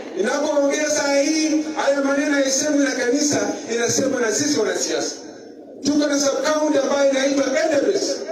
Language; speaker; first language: Swahili; non-native, local second language; Kalenjin